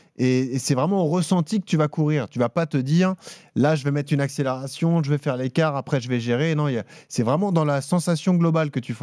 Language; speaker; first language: French; native; French